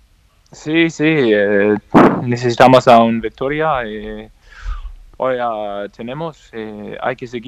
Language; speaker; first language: Spanish; non-native, learner; Danish